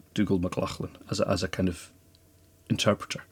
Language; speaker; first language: English; native; English